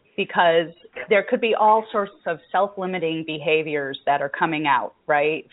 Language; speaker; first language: English; native; English